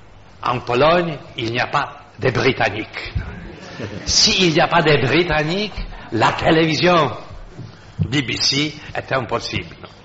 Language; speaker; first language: French; non-native, fluent; Polish